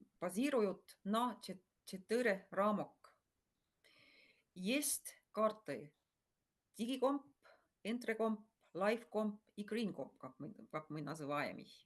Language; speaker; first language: Russian; non-native, fluent; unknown